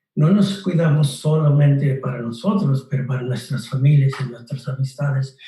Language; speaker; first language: Spanish; early bilingual, other home language; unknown